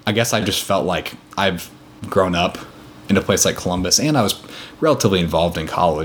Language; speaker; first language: English; native; English